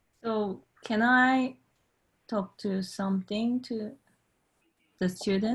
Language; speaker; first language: English; non-native, learner; Japanese